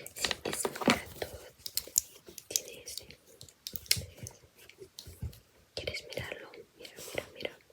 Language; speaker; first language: Spanish; non-native, fluent; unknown